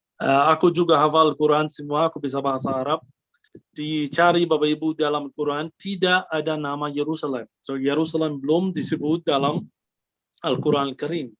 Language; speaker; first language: Indonesian; non-native, fluent; Arabic